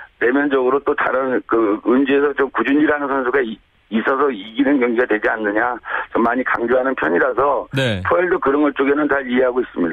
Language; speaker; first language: Korean; native; Korean